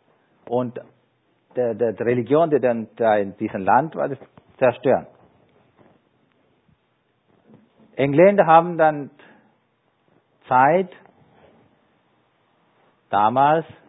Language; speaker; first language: German; non-native, fluent; Sinhala